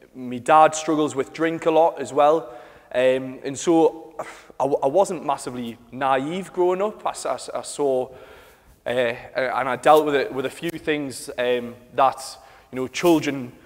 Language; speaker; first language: English; native; English